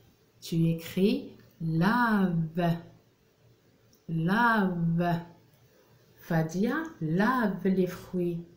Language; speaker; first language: French; non-native, local second language; Arabic